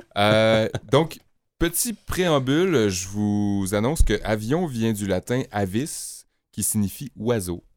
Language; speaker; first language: French; native; French